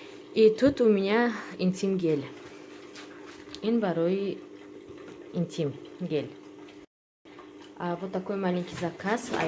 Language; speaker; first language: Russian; non-native, learner; Tajik